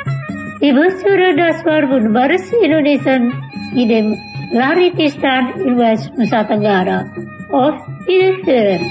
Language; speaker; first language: German; non-native, learner; Indonesian